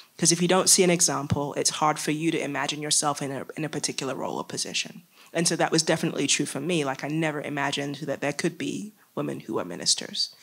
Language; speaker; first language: English; native; English